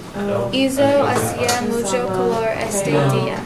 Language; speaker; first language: Spanish; non-native, learner; English